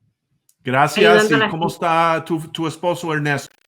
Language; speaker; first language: Spanish; non-native, fluent; English